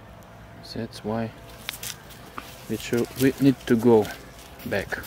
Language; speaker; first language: English; non-native, learner; Russian